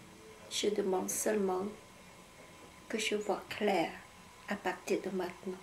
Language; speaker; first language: French; non-native, fluent; Khmer